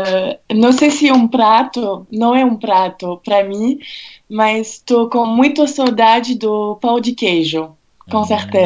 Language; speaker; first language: Portuguese; non-native, fluent; French